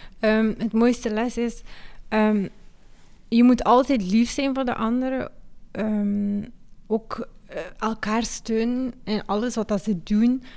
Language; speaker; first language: Dutch; early bilingual, other home language; Amharic